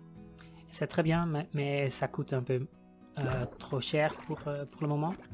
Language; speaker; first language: French; non-native, learner; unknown